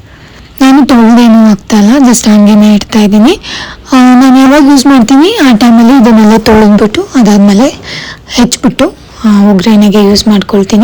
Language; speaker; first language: Kannada; native; Kannada